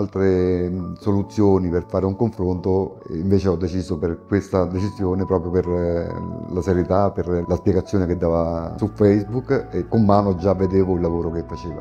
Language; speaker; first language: Italian; native; Italian